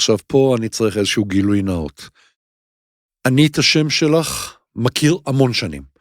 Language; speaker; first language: Hebrew; native; Hebrew